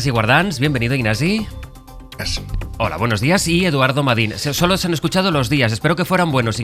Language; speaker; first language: Spanish; native; Spanish